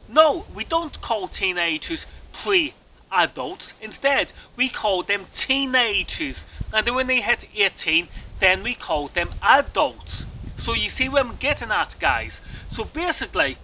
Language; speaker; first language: English; native; English